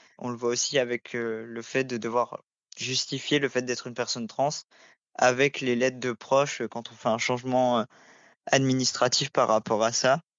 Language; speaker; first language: French; native; French